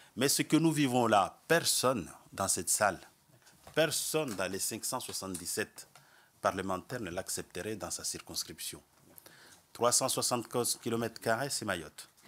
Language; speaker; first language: French; non-native, local second language; Comorian